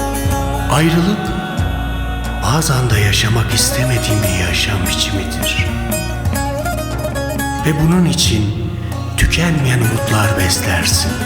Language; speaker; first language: Turkish; native; Turkish